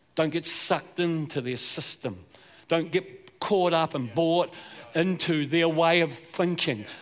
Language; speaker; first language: English; native; English